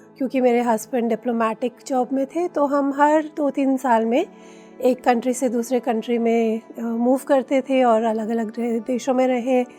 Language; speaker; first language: Hindi; native; Hindi